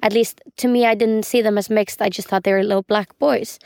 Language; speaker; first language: English; non-native, fluent; Icelandic